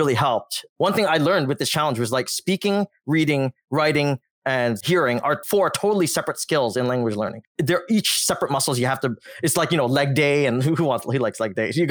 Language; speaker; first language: English; native; English